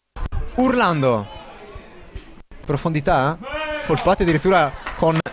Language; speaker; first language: Italian; native; Italian